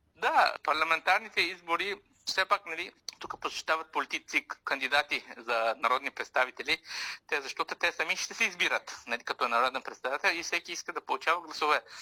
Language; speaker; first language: Bulgarian; non-native, local second language; Turkish